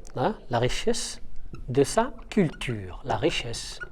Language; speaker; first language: French; non-native, local second language; Arabic